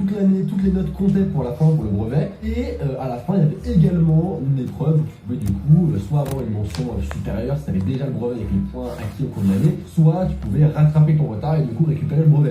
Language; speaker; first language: French; native; French